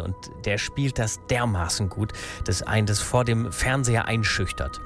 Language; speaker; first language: German; native; German